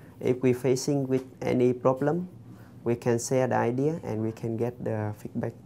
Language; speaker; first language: English; non-native, fluent; Vietnamese